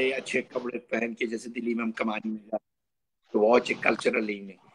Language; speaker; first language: Hindi; native; Hindi